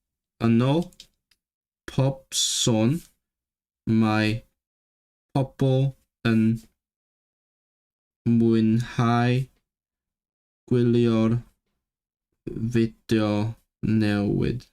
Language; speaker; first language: Welsh; non-native, learner; Cantonese